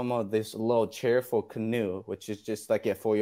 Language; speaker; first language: English; non-native, fluent; Burmese